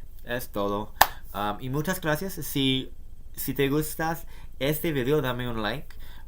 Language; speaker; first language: Spanish; non-native, learner; English